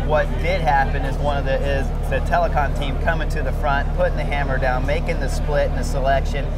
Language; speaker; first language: English; native; English